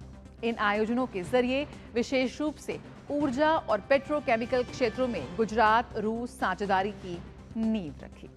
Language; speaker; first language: Hindi; native; Hindi